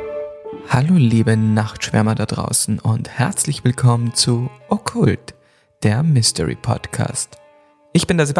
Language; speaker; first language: German; native; German